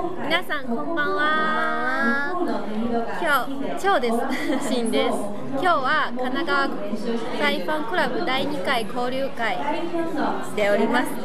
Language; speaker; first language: Japanese; non-native, fluent; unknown